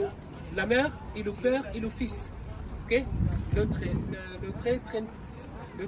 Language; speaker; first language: French; non-native, learner; Arabic